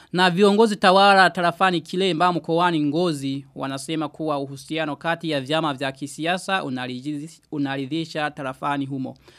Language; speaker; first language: Swahili; non-native, local second language; Rundi